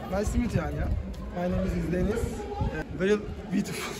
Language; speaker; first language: English; non-native, learner; Turkish